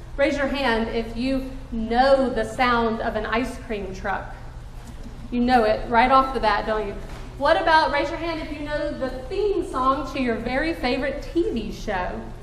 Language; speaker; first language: English; native; English